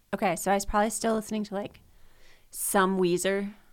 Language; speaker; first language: English; native; English